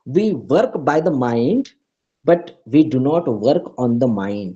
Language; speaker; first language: Hindi; non-native, local second language; Marathi